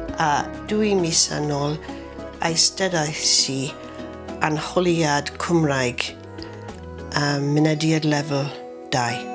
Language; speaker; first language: Welsh; non-native, learner; English